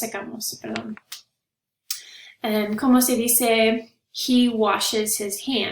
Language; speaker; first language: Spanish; non-native, fluent; English